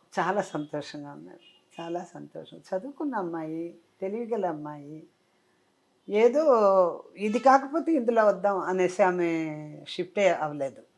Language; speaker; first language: Telugu; native; Telugu